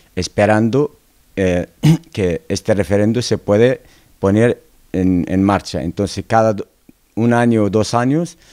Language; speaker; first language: Spanish; non-native, local second language; Arabic